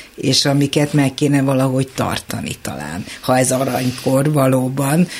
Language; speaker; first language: Hungarian; native; Hungarian